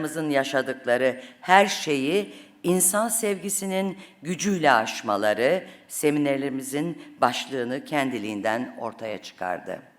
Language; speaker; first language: Turkish; native; Turkish